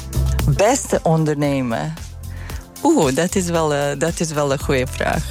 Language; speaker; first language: Dutch; non-native, fluent; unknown